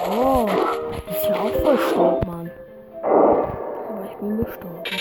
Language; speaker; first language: German; early bilingual, other home language; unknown